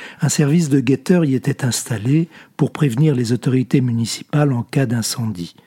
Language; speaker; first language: French; native; French